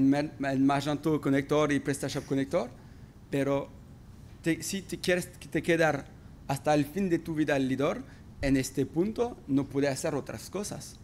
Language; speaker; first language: Spanish; non-native, fluent; French